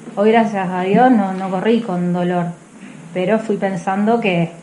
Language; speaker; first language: Spanish; native; Spanish